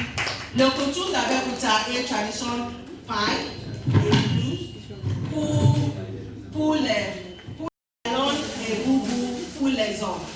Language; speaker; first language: French; non-native, learner; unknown